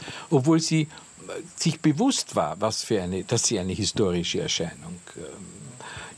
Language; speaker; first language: German; native; German